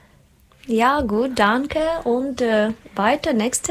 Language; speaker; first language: German; non-native, learner; Russian